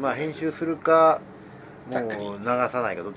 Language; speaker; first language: Japanese; native; Japanese